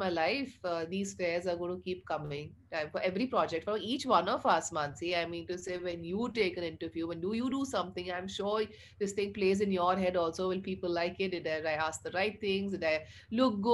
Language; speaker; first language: English; non-native, local second language; Punjabi